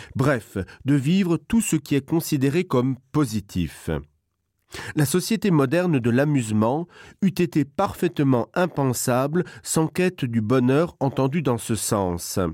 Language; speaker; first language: French; non-native, local second language; Luxembourgish